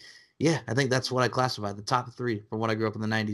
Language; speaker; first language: English; native; English